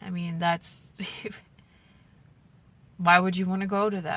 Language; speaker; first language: English; native; English